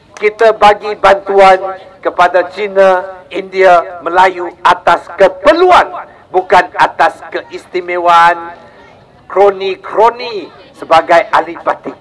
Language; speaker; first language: Malay; non-native, local second language; Chinese